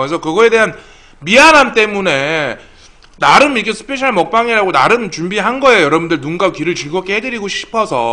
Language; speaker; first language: Korean; native; Korean